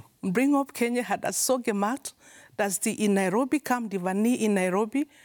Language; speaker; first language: German; non-native, learner; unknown